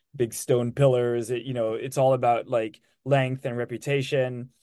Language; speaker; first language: English; non-native, fluent; French